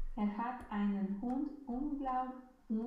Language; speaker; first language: German; non-native, learner; Romanian